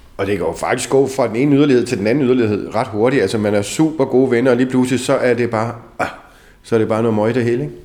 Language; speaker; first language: Danish; native; Danish